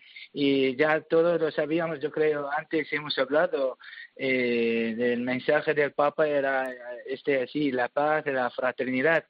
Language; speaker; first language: Spanish; non-native, learner; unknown